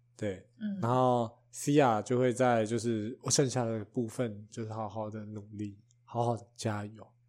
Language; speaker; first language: Chinese; native; Chinese